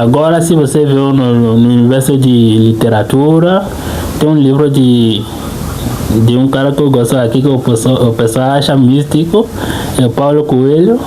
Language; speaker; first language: Portuguese; non-native, fluent; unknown